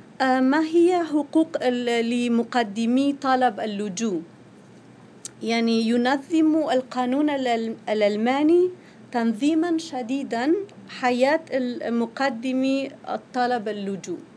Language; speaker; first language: Arabic; non-native, fluent; Spanish